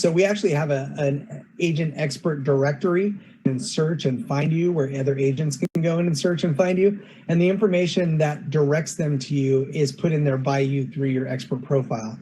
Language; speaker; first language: English; native; English